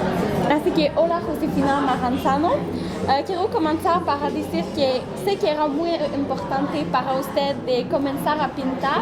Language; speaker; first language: Spanish; non-native, learner; French